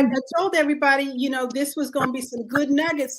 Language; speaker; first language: English; native; English